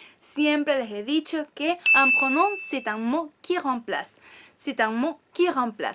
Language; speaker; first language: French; non-native, fluent; Spanish